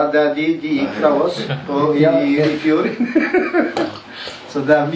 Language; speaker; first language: Norwegian; non-native, learner; Polish